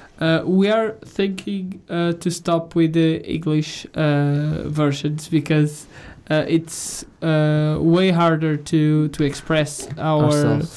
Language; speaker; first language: English; non-native, fluent; Portuguese